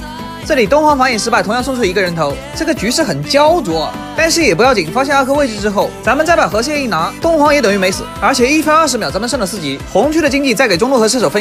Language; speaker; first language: Chinese; native; Chinese